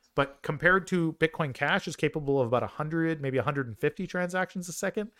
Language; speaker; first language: English; native; English